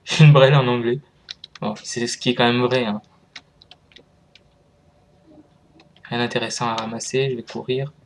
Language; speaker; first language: French; native; French